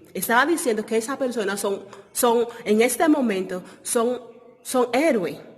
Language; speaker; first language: Spanish; non-native, fluent; Haitian Creole